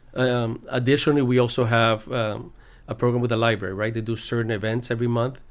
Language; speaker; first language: English; early bilingual, other home language; Spanish